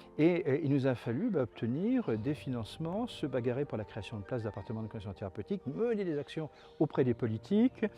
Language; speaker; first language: French; native; French